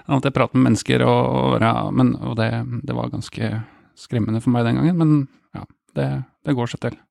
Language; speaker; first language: Norwegian; native; Norwegian